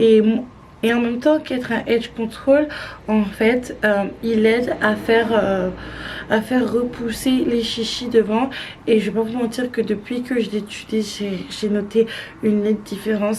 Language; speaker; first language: French; native; French